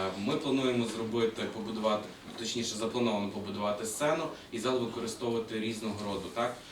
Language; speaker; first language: Ukrainian; native; Ukrainian